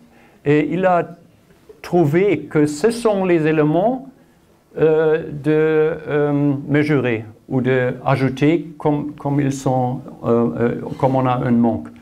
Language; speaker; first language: French; non-native, learner; German